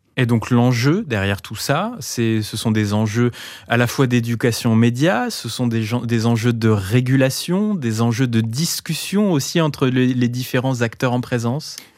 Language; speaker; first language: French; native; French